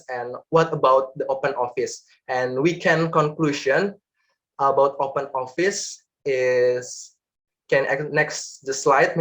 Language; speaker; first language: English; non-native, learner; Indonesian